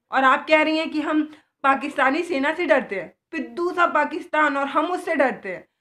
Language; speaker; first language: Hindi; native; Hindi